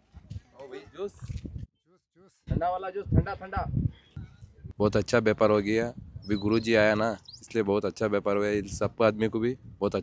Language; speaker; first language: Hindi; non-native, local second language; Kannada